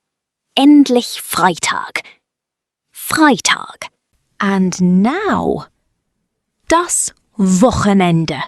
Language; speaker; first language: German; non-native, fluent; English